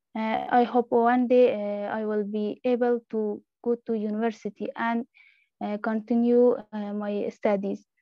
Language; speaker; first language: English; non-native, learner; Persian